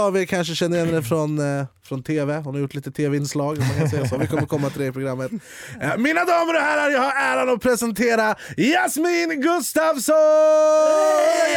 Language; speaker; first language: Swedish; native; Swedish